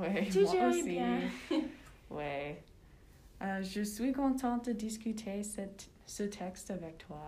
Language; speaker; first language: French; non-native, learner; English